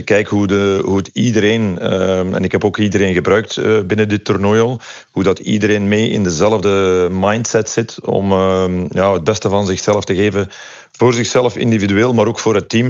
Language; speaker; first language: Dutch; native; Dutch